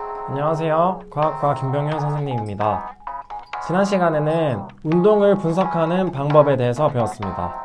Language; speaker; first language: Korean; native; Korean